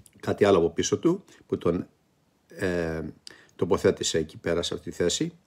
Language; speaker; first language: Greek; native; Greek